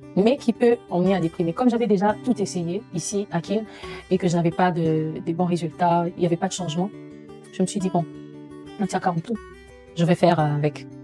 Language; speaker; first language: French; non-native, local second language; Lingala